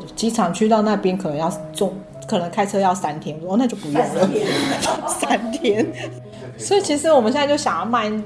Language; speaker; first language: Chinese; native; Chinese